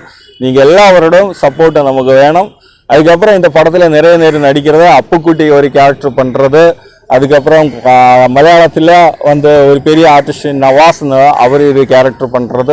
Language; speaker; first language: Tamil; non-native, learner; Malayalam